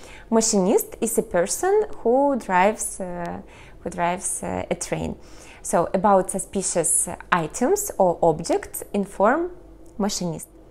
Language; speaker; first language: English; non-native, fluent; Russian